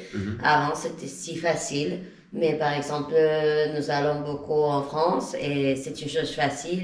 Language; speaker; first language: French; non-native, fluent; Spanish